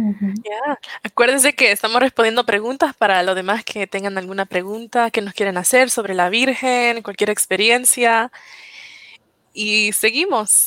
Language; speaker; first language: Spanish; early bilingual, heritage; Spanish